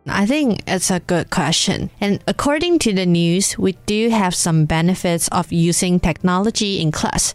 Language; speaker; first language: English; non-native, fluent; Chinese